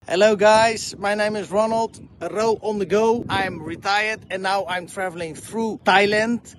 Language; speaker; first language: English; non-native, learner; Dutch